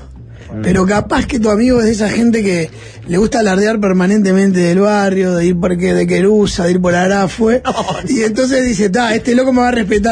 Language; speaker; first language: Spanish; native; Spanish